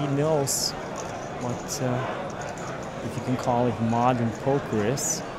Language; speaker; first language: English; non-native, fluent; Norwegian